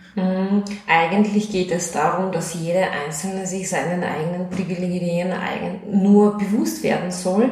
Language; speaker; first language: German; non-native, fluent; Russian